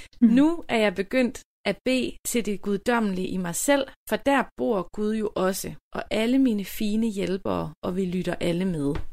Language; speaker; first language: Danish; native; Danish